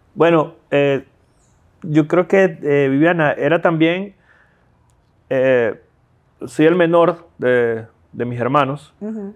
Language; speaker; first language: Spanish; native; Spanish